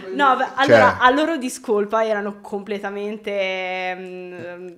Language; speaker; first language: Italian; native; Italian